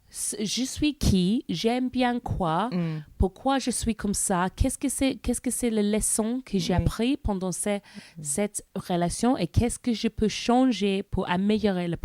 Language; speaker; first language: French; non-native, learner; English